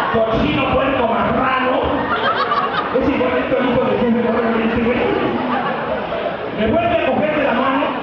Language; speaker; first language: Spanish; native; Spanish